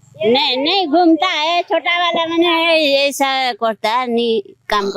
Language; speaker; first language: Hindi; non-native, local second language; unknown